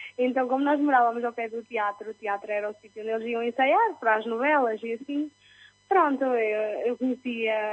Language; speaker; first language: Portuguese; early bilingual, other home language; Spanish